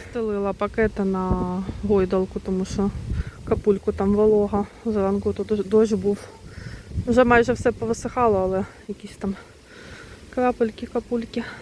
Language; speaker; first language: Ukrainian; non-native, local second language; Russian